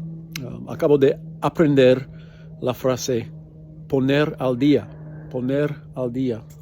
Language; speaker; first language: Spanish; non-native, learner; English